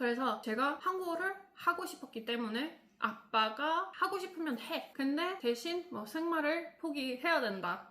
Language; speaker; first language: Korean; non-native, fluent; English